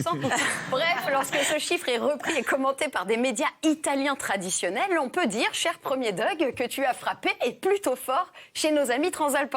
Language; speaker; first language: French; native; French